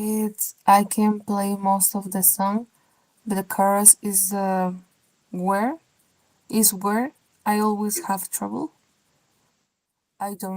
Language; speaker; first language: English; non-native, learner; Spanish